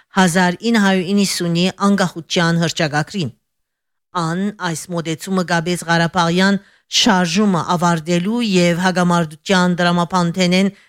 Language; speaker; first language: Armenian; early bilingual, heritage; Armenian